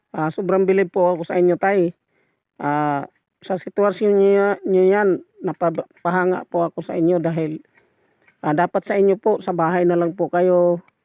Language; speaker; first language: Filipino; non-native, local second language; Cebuano